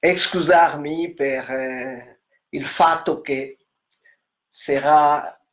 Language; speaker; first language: Italian; non-native, learner; French